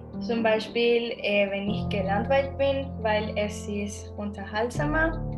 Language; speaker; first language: German; non-native, learner; Spanish